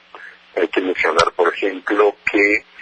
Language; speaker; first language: Spanish; native; Spanish